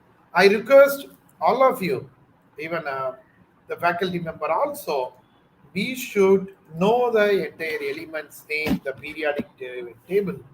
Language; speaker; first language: English; non-native, local second language; Tamil